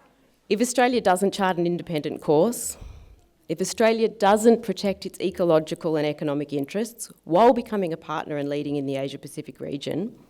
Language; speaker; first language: English; native; English